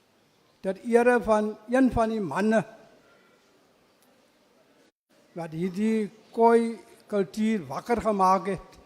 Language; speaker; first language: Afrikaans; non-native, local second language; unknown